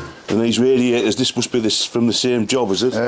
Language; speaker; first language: English; native; English